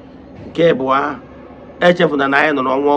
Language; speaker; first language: Igbo; native; Igbo